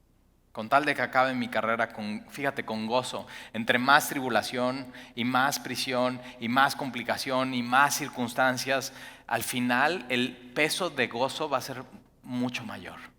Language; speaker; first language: Spanish; native; Spanish